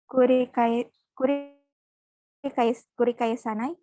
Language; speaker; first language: Japanese; non-native, learner; Indonesian